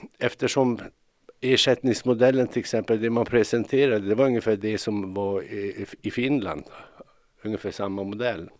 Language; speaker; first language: Swedish; native; Swedish